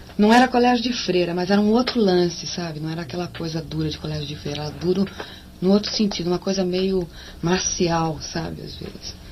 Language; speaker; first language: Portuguese; native; Portuguese